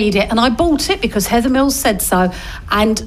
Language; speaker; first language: English; native; English